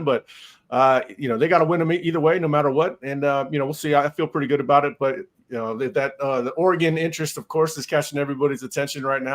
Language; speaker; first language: English; native; English